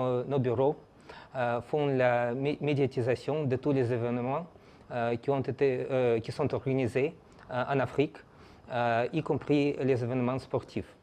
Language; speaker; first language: French; non-native, fluent; Russian